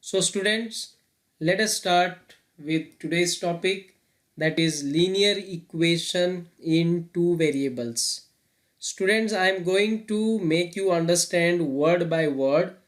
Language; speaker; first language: English; non-native, local second language; Nepali